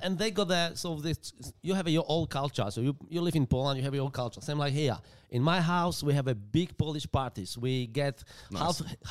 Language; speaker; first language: English; non-native, learner; Polish